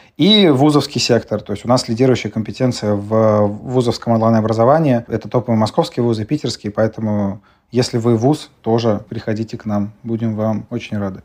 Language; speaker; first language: Russian; native; Russian